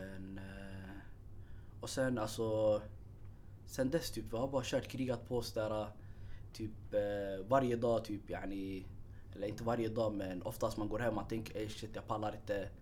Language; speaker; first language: Swedish; early bilingual, other home language; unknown